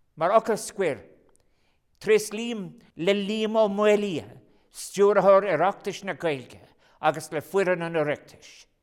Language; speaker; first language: Irish; non-native, local second language; English